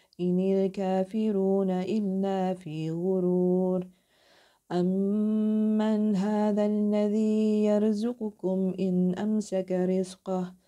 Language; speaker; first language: Arabic; non-native, learner; Indonesian